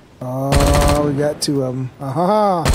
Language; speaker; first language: English; native; English